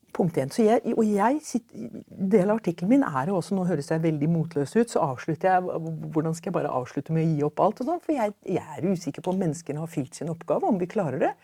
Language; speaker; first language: Norwegian; native; Norwegian